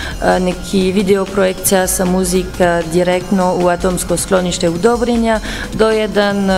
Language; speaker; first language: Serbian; non-native, learner; French